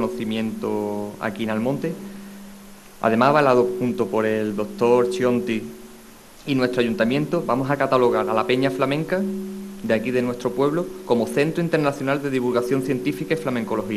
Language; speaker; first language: Spanish; native; Spanish